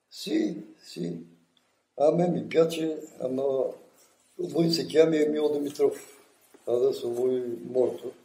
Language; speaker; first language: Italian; non-native, learner; Bulgarian